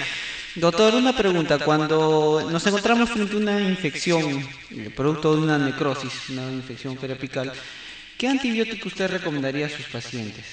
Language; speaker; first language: Spanish; native; Spanish